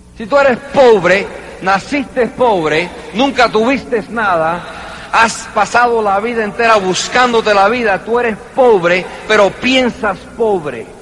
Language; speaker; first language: Spanish; early bilingual, heritage; Spanish